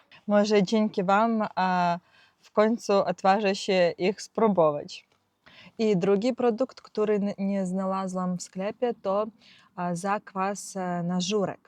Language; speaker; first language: Polish; non-native, learner; Ukrainian